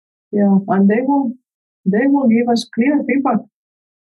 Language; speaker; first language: English; non-native, fluent; Spanish